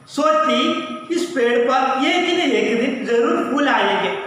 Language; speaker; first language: Hindi; non-native, local second language; Malayalam